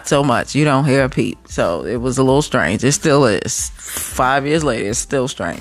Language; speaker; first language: English; native; English